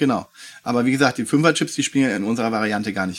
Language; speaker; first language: German; native; German